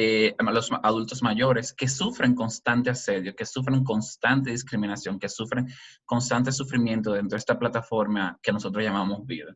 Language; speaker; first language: Spanish; native; Spanish